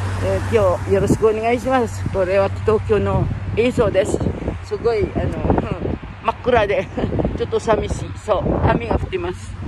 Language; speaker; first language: Japanese; non-native, fluent; Filipino